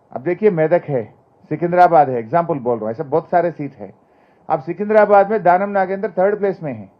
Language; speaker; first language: Hindi; non-native, local second language; Telugu